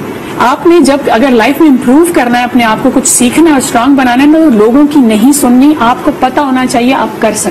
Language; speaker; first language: Urdu; native; Urdu